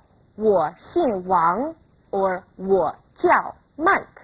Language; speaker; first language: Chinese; non-native, fluent; English